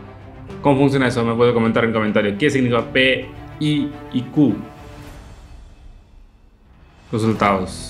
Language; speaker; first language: Spanish; non-native, learner; Hindi